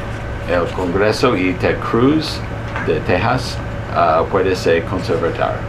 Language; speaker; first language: Spanish; early bilingual, heritage; Spanish